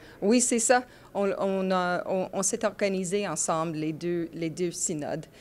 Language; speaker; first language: French; non-native, learner; English